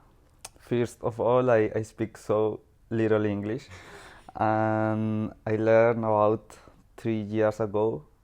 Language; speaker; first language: English; non-native, learner; Spanish